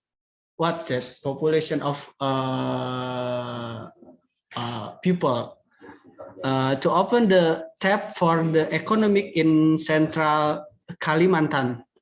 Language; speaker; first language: English; non-native, learner; Indonesian